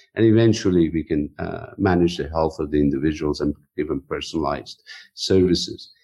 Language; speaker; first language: English; non-native, fluent; Persian